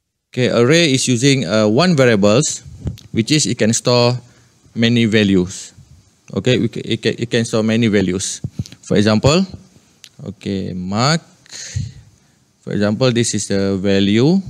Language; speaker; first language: English; non-native, local second language; Malay